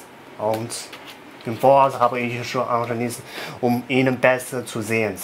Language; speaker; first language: German; non-native, learner; Chinese